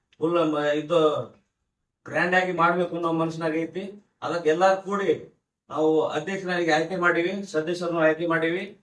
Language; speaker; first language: Kannada; non-native, local second language; Lambadi